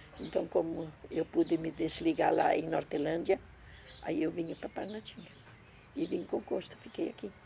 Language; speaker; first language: Portuguese; native; Portuguese